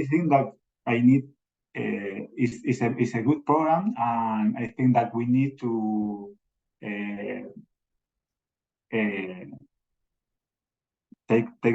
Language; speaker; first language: English; non-native, learner; Spanish